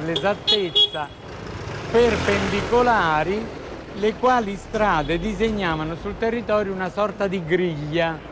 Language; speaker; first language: Italian; native; Italian